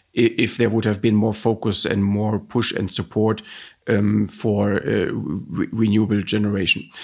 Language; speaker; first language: English; non-native, fluent; German